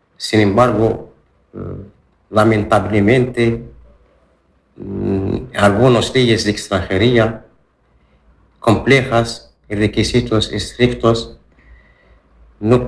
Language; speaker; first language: Spanish; non-native, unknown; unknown